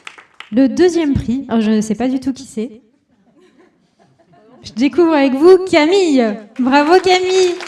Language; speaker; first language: French; native; French